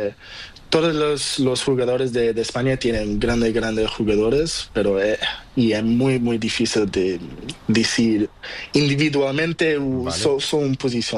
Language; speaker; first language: Spanish; non-native, learner; Portuguese